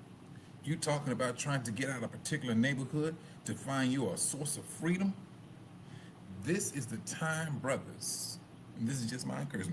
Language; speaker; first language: English; native; English